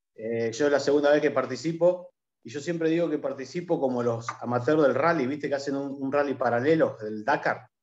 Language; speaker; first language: Spanish; native; Spanish